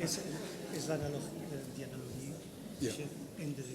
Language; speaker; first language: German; non-native, learner; Spanish